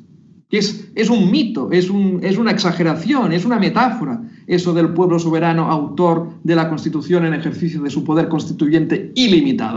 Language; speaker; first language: Spanish; native; Spanish